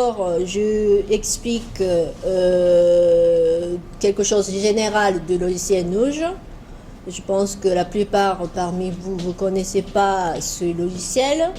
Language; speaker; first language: French; non-native, fluent; Japanese